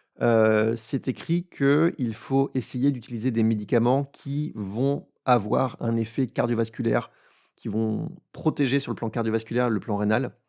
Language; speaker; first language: French; native; French